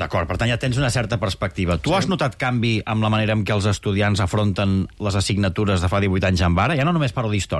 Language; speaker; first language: Catalan; native; Catalan